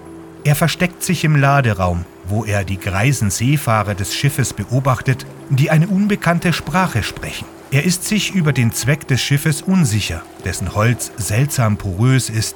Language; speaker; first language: German; native; German